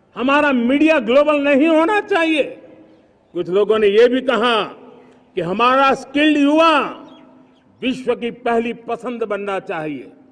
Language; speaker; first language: Hindi; non-native, local second language; Gujarati